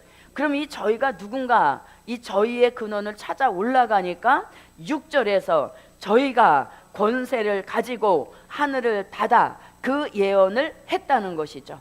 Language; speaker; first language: Korean; native; Korean